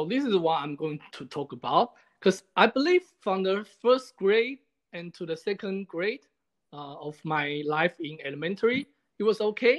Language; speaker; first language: English; non-native, fluent; Chinese